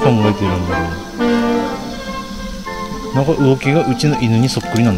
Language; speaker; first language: Japanese; native; Japanese